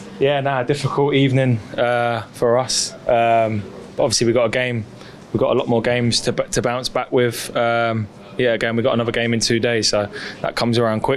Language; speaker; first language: English; native; English